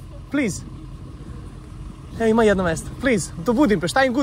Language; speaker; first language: English; non-native, learner; Serbian